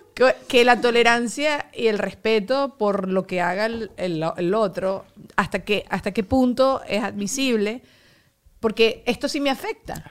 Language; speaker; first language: Spanish; native; Spanish